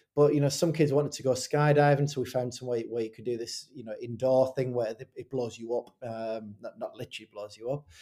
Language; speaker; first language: English; native; English